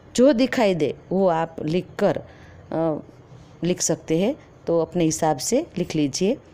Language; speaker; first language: Hindi; non-native, local second language; Gujarati